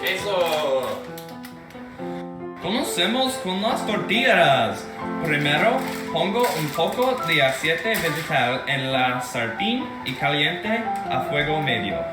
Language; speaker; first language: Spanish; non-native, learner; English